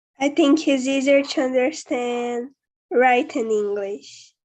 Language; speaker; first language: English; non-native, learner; Portuguese